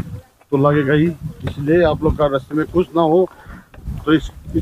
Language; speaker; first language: Hindi; non-native, local second language; Nepali